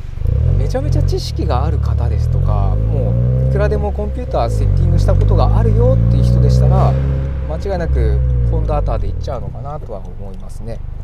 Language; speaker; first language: Japanese; native; Japanese